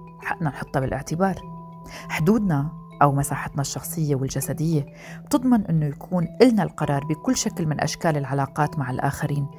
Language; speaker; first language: Arabic; native; Arabic